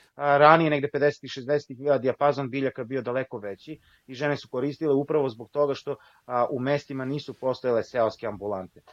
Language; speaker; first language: Serbian; native; Serbian